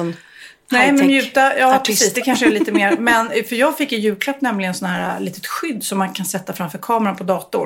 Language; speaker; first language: Swedish; native; Swedish